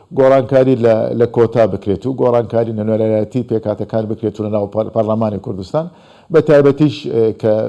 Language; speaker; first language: Central Kurdish; non-native, local second language; Turkish